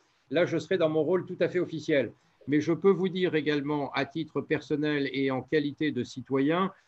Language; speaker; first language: French; native; French